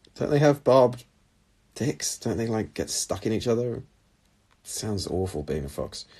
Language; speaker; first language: English; native; English